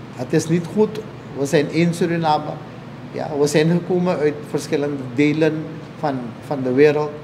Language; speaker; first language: Dutch; native; Dutch